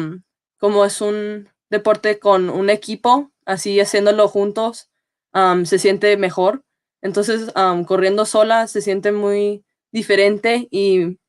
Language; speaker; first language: Spanish; early bilingual, heritage; Spanish